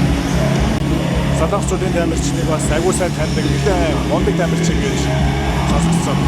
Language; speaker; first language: Mongolian; native; Mongolian